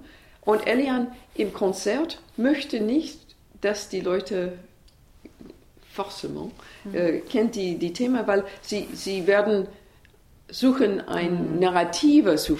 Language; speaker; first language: German; non-native, learner; English